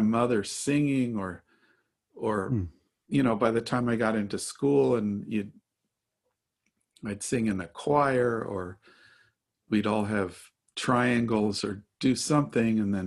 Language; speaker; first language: English; native; English